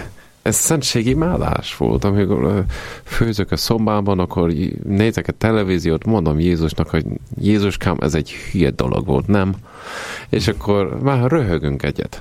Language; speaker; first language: Hungarian; non-native, fluent; Italian